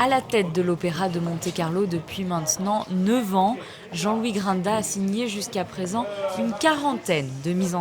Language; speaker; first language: French; native; French